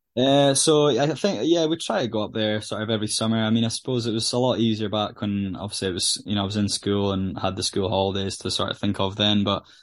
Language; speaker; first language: English; native; English